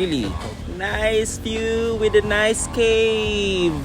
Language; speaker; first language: English; non-native, local second language; Filipino